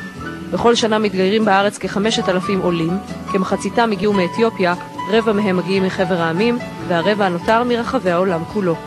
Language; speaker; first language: Hebrew; native; Hebrew